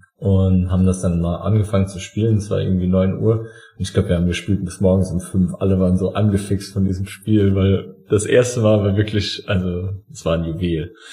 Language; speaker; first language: German; native; German